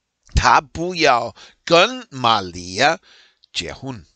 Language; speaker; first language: Chinese; non-native, learner; English